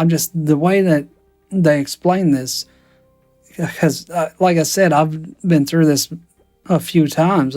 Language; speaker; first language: English; native; English